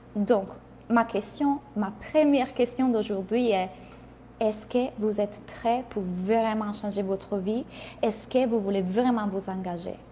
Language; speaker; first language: French; non-native, fluent; Italian